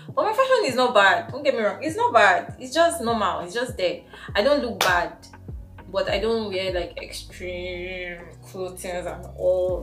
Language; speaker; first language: English; non-native, local second language; Igbo